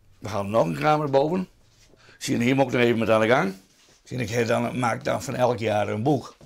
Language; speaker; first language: Dutch; non-native, local second language; Western Frisian